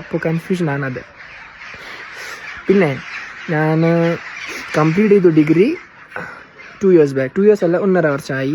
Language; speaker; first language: Malayalam; non-native, local second language; Kashmiri